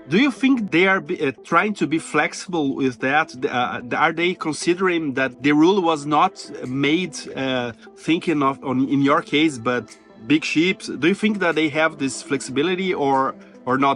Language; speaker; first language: English; non-native, fluent; Portuguese